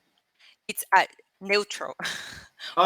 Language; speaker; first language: English; non-native, learner; Portuguese